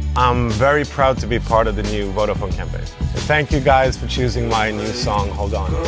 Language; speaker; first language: English; non-native, fluent; Swedish